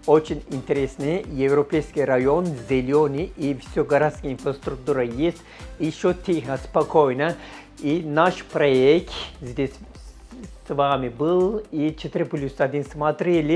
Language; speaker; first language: Russian; non-native, learner; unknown